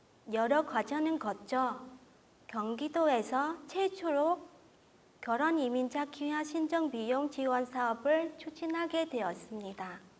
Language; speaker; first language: Korean; non-native, fluent; Vietnamese